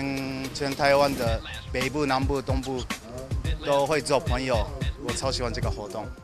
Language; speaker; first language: Chinese; non-native, fluent; Japanese